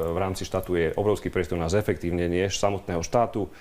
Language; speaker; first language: Slovak; native; Slovak